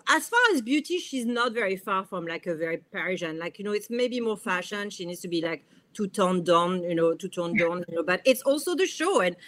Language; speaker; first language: English; non-native, fluent; French